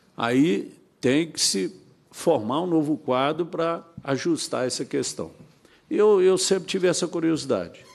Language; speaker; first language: Portuguese; native; Portuguese